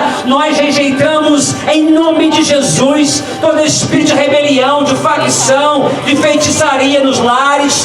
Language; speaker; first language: Portuguese; native; Portuguese